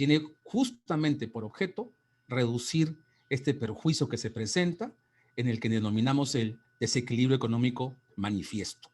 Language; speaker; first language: Spanish; native; Spanish